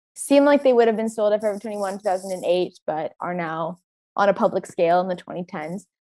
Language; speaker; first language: English; native; English